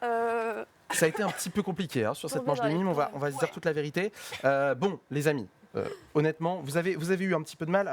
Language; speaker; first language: French; native; French